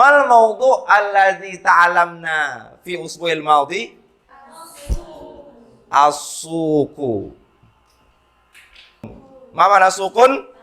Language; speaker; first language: Arabic; non-native, fluent; Indonesian